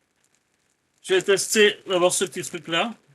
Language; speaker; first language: French; native; French